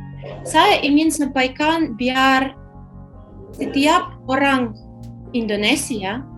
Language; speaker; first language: Indonesian; non-native, fluent; Ukrainian